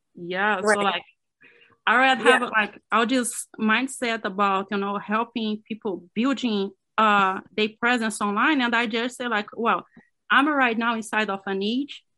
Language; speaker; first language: English; non-native, fluent; Portuguese